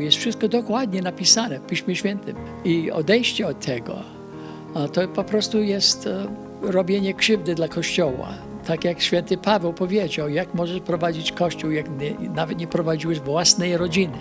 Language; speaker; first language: Polish; early bilingual, heritage; Polish